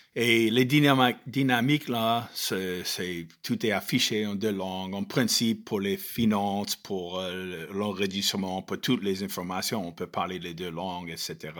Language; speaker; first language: French; non-native, fluent; English